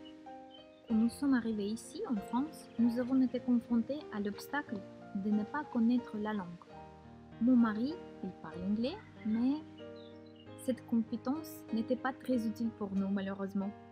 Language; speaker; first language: French; non-native, fluent; Russian